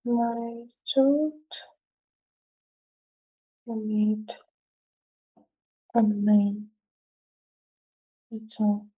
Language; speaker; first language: English; non-native, learner; Russian